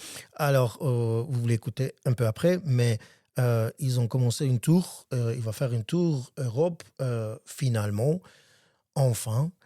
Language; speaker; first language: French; non-native, learner; Armenian